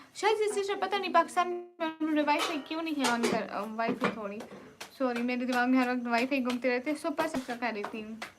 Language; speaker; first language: Urdu; non-native, local second language; Punjabi